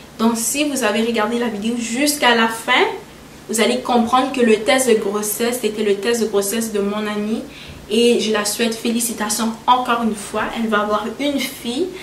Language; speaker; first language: French; early bilingual, other home language; Haitian Creole